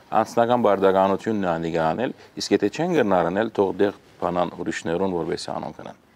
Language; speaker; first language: Armenian; early bilingual, heritage; Armenian